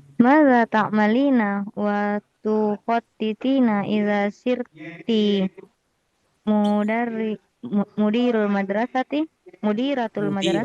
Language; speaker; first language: Arabic; non-native, learner; Indonesian